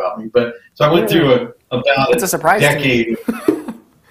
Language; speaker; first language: English; native; English